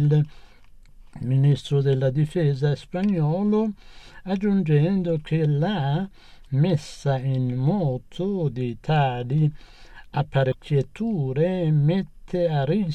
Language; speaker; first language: Italian; non-native, fluent; Persian